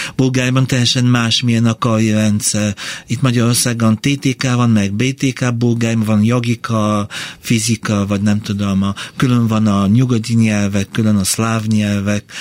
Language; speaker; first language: Hungarian; non-native, fluent; Bulgarian